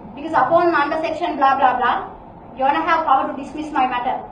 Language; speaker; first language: English; non-native, local second language; Sinhala